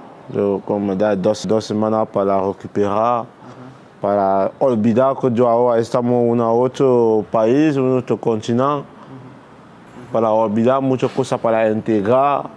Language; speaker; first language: Spanish; non-native, learner; Arabic